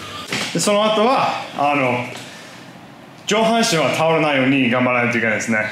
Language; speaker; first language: Japanese; non-native, fluent; English